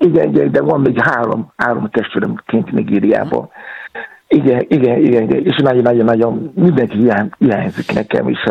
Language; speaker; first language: Hungarian; non-native, fluent; Yoruba